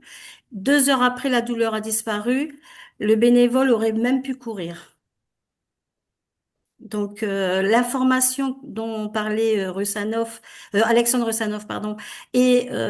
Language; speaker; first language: French; native; French